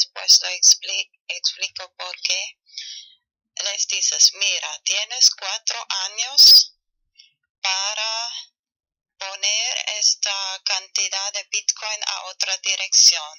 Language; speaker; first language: Spanish; non-native, fluent; German